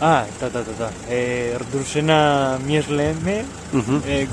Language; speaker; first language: Polish; non-native, learner; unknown